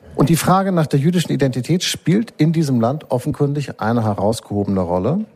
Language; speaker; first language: German; native; German